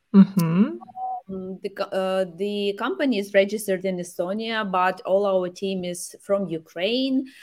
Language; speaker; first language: English; non-native, fluent; Ukrainian